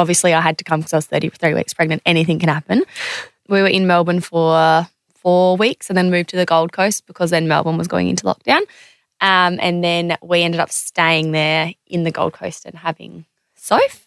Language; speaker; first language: English; native; English